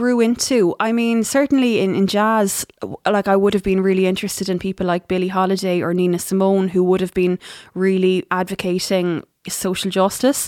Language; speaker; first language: English; native; English